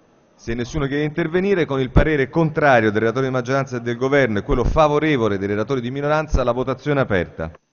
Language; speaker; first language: Italian; native; Italian